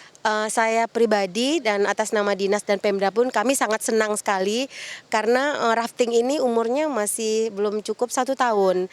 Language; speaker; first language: Indonesian; native; Indonesian